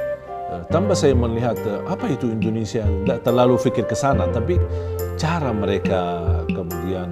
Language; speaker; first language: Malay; non-native, fluent; Arabic